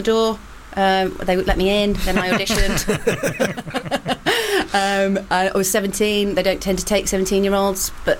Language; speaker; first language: English; native; English